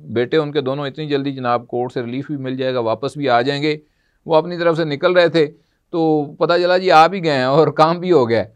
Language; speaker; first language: Urdu; non-native, local second language; Punjabi